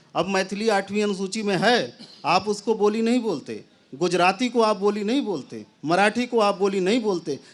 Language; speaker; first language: Hindi; native; Hindi